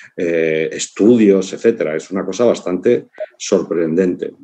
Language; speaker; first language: Spanish; native; Spanish